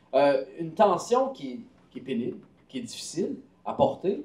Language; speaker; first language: French; native; French